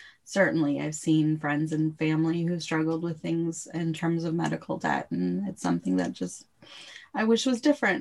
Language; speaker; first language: English; native; English